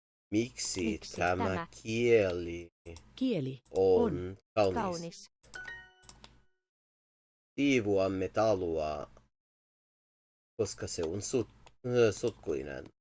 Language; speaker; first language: Finnish; non-native, learner; English